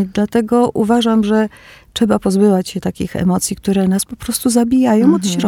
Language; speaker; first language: Polish; early bilingual, other home language; Greek